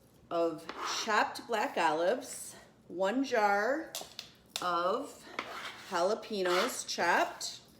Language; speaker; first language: English; native; English